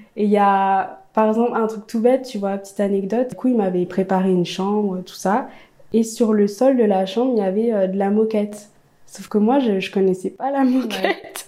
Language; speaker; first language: French; early bilingual, other home language; Amharic